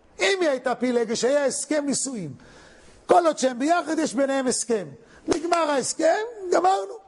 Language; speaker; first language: Hebrew; native; Hebrew